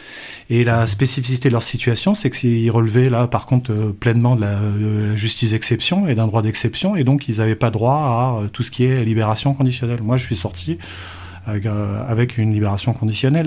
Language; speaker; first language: French; native; French